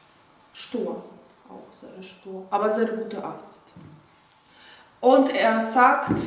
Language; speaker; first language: German; non-native, fluent; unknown